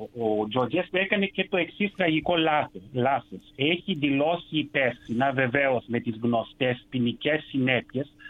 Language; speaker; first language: Greek; non-native, fluent; Romanian